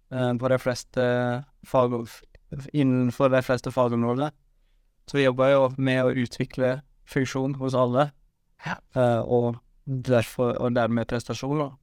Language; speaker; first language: Norwegian; native; Norwegian